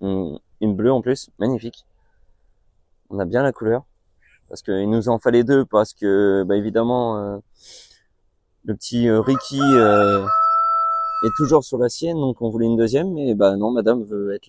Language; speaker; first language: French; native; French